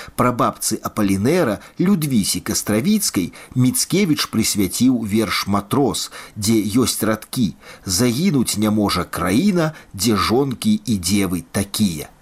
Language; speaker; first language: Belarusian; native; Belarusian